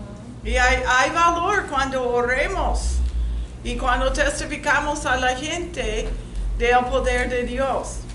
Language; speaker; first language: Spanish; non-native, learner; English